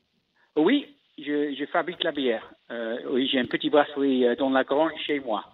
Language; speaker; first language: French; non-native, learner; English